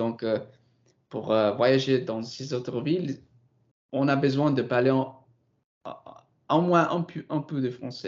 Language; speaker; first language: French; non-native, fluent; English